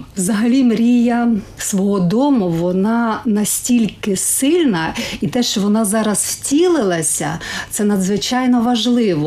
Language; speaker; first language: Ukrainian; native; Ukrainian